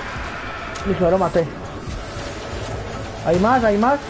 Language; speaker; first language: Spanish; native; Spanish